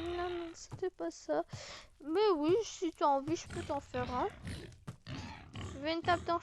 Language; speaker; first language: French; native; French